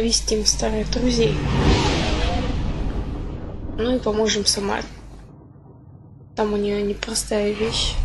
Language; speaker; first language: Russian; native; Russian